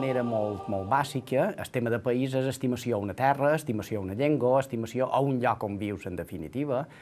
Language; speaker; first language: Catalan; native; Catalan